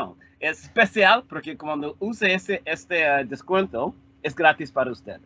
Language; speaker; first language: Spanish; non-native, fluent; English